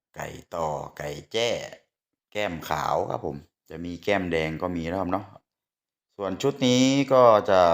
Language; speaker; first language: Thai; native; Thai